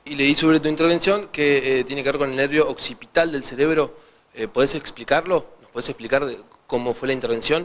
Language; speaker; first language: Spanish; native; Spanish